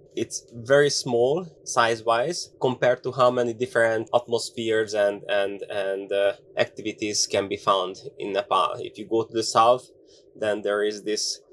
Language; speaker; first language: English; non-native, fluent; Hungarian